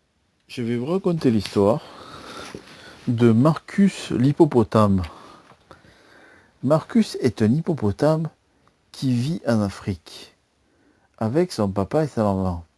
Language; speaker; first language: French; native; French